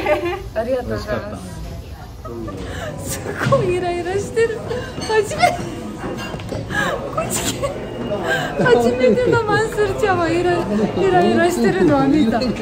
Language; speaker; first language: Japanese; non-native, fluent; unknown